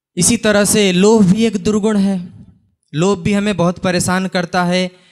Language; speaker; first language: Hindi; native; Hindi